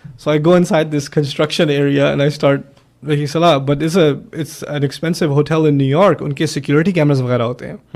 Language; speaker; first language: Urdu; early bilingual, heritage; German